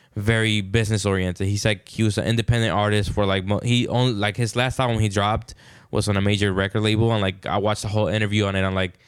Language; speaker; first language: English; non-native, fluent; Spanish